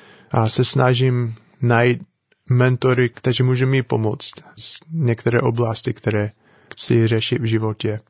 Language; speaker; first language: Czech; non-native, fluent; English